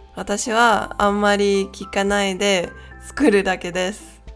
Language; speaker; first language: Japanese; non-native, learner; Malay